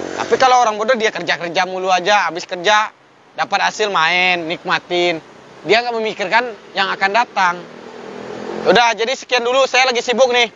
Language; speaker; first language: Indonesian; non-native, local second language; Minangkabau